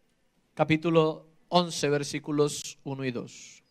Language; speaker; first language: Spanish; native; Spanish